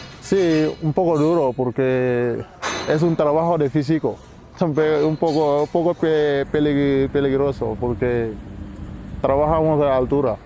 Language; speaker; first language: Spanish; non-native, learner; Wolof